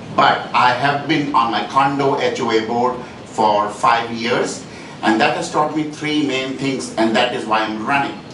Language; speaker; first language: English; non-native, local second language; Hindi